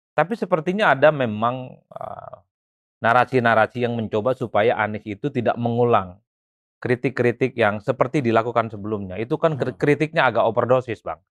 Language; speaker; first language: Indonesian; non-native, local second language; Madurese